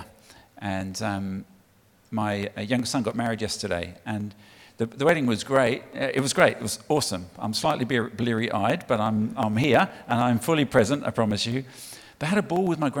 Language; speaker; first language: English; native; English